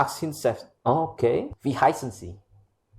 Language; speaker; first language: German; non-native, learner; Indonesian